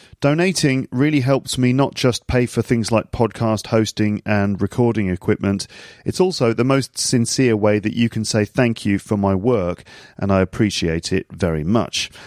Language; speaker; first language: English; native; English